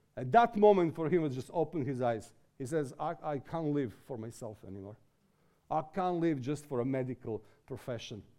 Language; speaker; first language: English; non-native, fluent; Serbian